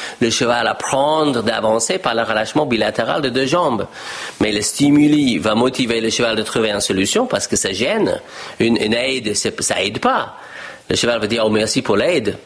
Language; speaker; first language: French; non-native, fluent; English